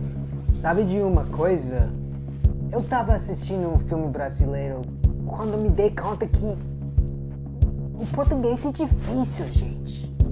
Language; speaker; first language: Portuguese; non-native, fluent; English